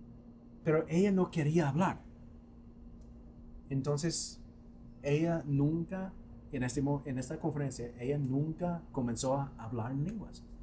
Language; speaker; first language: Spanish; non-native, fluent; English